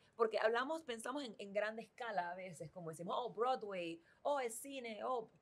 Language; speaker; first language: Spanish; native; Spanish